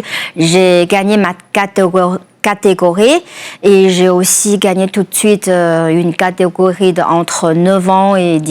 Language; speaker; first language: French; non-native, fluent; Chinese